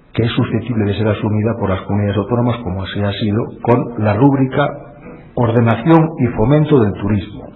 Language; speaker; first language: Spanish; native; Spanish